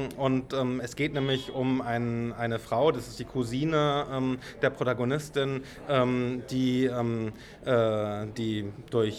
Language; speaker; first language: German; native; German